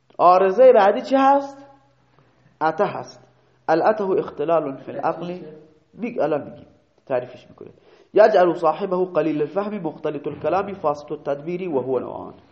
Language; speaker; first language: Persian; non-native, local second language; Baluchi